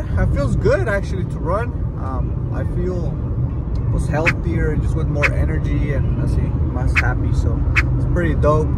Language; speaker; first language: English; early bilingual, other home language; Spanish